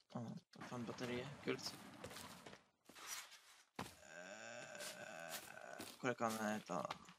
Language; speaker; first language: Norwegian; early bilingual, other home language; Polish